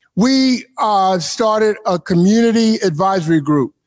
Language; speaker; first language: English; native; English